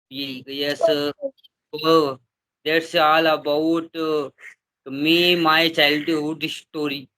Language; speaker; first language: English; non-native, learner; Hindi